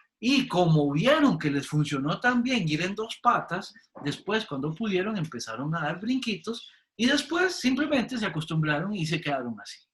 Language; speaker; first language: Spanish; native; Spanish